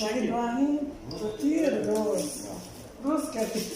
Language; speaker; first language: Arabic; non-native, learner; Filipino